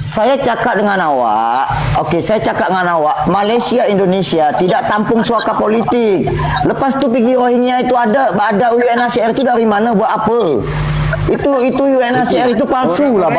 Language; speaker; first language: Malay; native; Malay